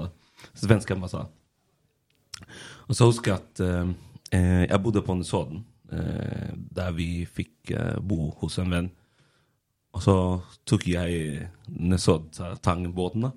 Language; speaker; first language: Swedish; non-native, fluent; Spanish